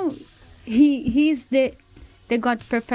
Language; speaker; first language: English; non-native, learner; Portuguese